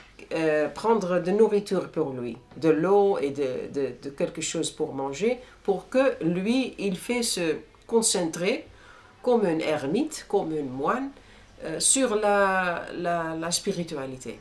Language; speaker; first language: French; non-native, fluent; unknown